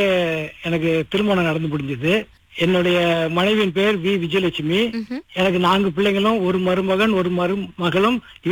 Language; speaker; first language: Tamil; early bilingual, heritage; Tamil